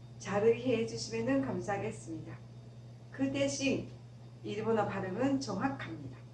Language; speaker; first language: Korean; non-native, fluent; Japanese